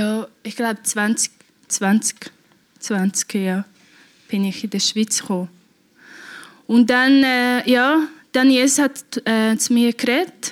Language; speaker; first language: German; non-native, learner; Portuguese